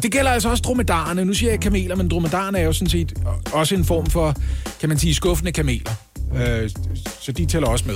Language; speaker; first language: Danish; native; Danish